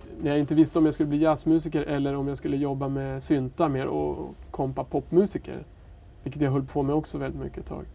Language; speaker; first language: Swedish; native; Swedish